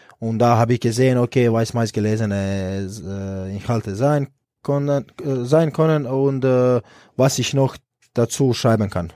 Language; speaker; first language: German; non-native, fluent; Croatian